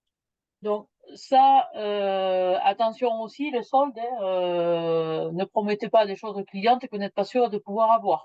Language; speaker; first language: French; native; French